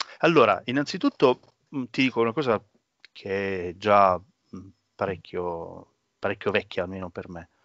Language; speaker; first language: Italian; native; Italian